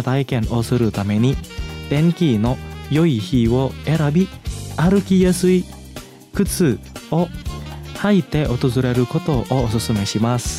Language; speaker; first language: Japanese; non-native, fluent; Indonesian